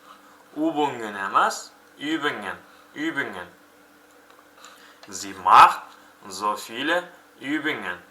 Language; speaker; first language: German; non-native, fluent; Uzbek